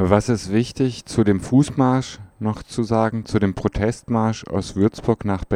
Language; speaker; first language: German; native; German